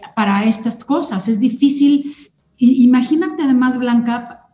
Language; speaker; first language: Spanish; native; Spanish